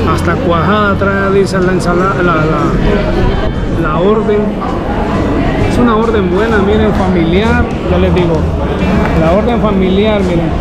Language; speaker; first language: Spanish; native; Spanish